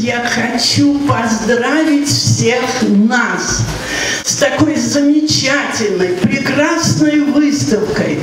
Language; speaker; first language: Russian; native; Russian